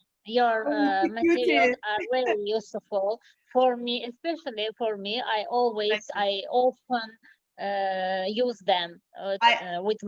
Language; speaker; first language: English; non-native, learner; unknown